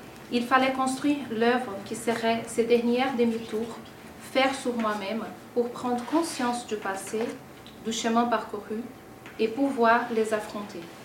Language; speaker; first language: French; non-native, fluent; Portuguese